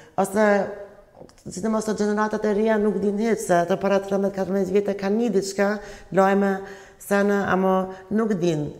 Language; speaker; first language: Albanian; early bilingual, other home language; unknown